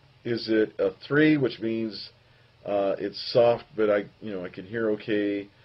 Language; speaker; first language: English; native; English